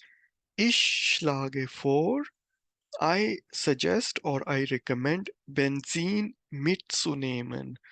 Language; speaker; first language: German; non-native, fluent; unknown